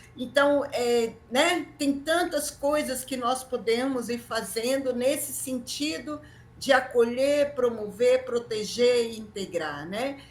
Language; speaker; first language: Portuguese; native; Portuguese